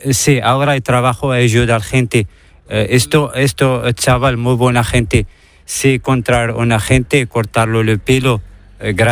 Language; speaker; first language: Spanish; non-native, learner; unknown